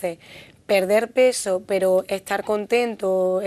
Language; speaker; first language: Spanish; native; Spanish